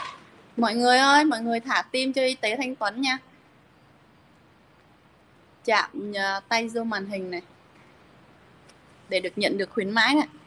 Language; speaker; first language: Vietnamese; native; Vietnamese